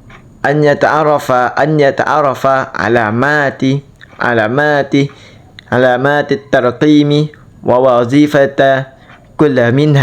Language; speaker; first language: Arabic; non-native, learner; Indonesian